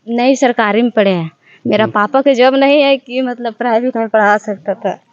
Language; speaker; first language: Hindi; native; Hindi